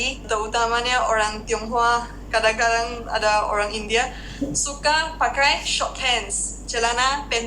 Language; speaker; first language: Indonesian; non-native, fluent; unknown